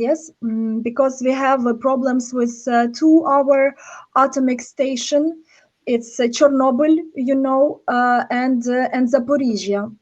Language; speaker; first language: English; non-native, learner; Ukrainian